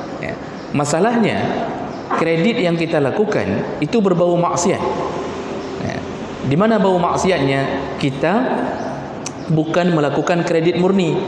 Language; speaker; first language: Malay; native; Malay